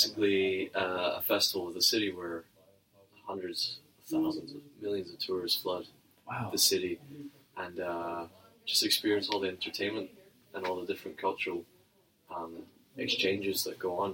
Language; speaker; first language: English; native; English